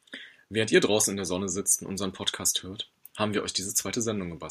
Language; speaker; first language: German; native; German